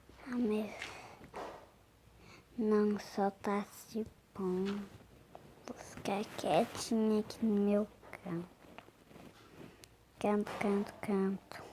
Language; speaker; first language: Portuguese; native; Portuguese